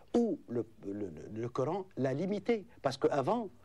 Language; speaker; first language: French; non-native, local second language; Arabic